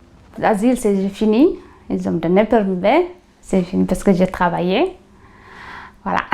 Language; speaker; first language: French; non-native, learner; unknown